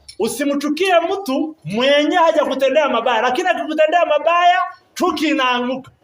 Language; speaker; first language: Swahili; non-native, local second language; Kinyarwanda